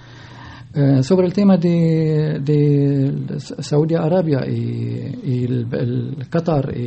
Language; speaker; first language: Spanish; non-native, learner; Arabic